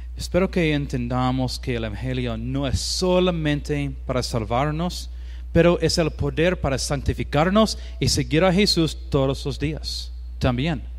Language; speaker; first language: Spanish; non-native, learner; English